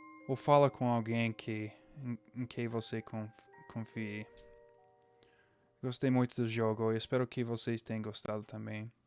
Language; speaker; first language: Portuguese; non-native, fluent; English